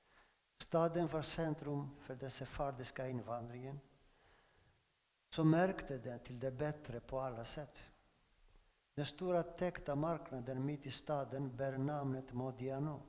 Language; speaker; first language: Swedish; non-native, fluent; Greek